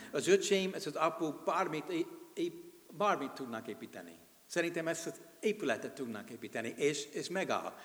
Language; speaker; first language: Hungarian; non-native, fluent; English